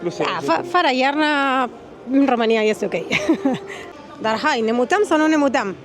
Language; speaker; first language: Romanian; non-native, learner; Spanish